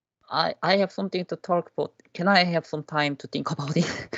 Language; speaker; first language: English; non-native, learner; Korean